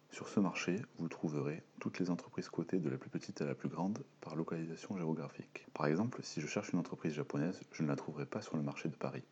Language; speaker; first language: French; native; French